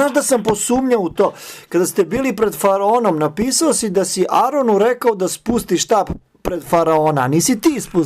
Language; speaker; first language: Bosnian; native; Bosnian